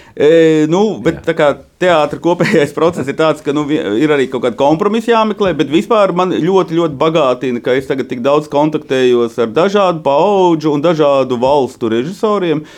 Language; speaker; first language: Latvian; native; Latvian